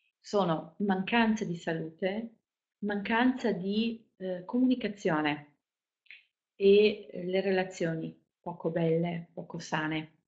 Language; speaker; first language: Italian; non-native, fluent; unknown